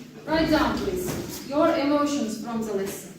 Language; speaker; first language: English; non-native, learner; Kazakh